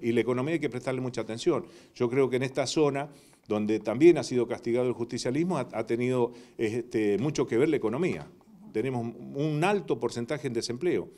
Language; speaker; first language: Spanish; native; Spanish